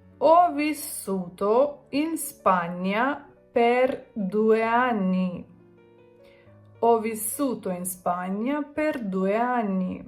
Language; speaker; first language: Italian; non-native, fluent; Ukrainian